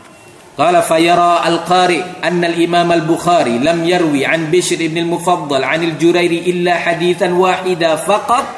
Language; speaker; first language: Arabic; non-native, fluent; Indonesian